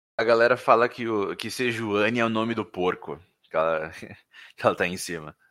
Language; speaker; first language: Portuguese; native; Portuguese